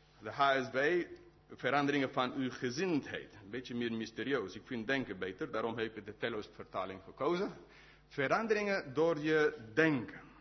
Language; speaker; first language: Dutch; non-native, fluent; English